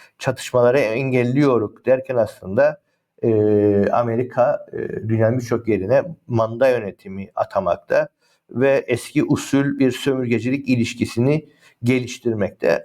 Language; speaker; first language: Turkish; native; Turkish